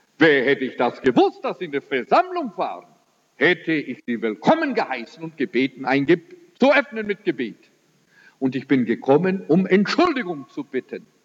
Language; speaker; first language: German; early bilingual, heritage; German